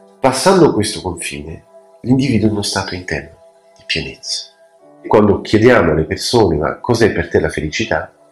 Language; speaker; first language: Italian; non-native, fluent; French